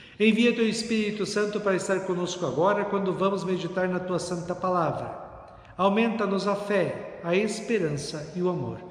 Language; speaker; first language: Portuguese; native; Portuguese